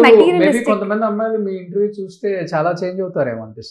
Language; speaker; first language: Telugu; native; Telugu